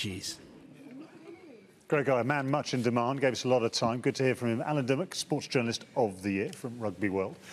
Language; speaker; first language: English; native; English